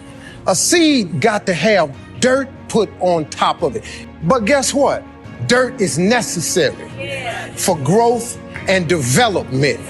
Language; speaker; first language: English; native; English